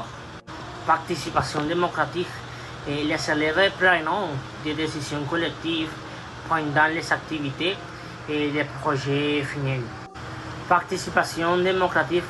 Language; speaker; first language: French; non-native, fluent; Spanish